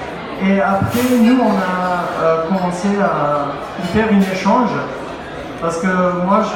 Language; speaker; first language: French; non-native, learner; Pashto